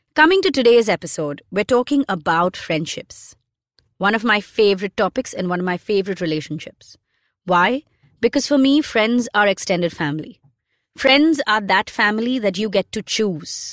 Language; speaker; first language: English; non-native, local second language; Hindi